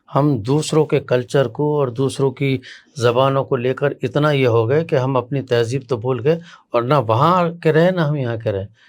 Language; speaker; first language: Urdu; native; Urdu